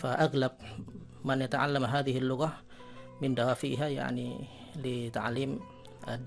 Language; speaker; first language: Arabic; non-native, fluent; Indonesian